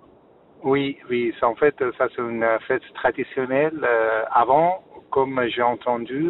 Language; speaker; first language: French; non-native, fluent; Persian